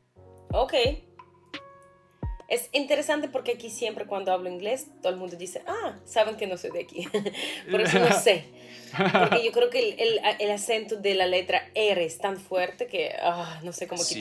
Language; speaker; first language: Spanish; non-native, fluent; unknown